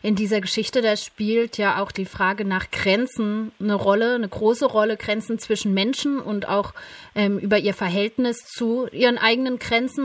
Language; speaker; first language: German; native; German